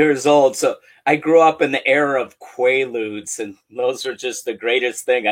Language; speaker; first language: English; native; English